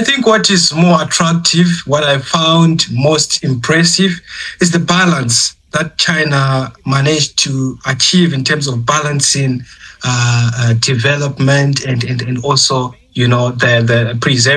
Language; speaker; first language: English; non-native, local second language; Shona